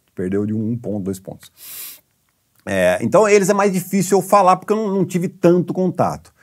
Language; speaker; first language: Portuguese; native; Portuguese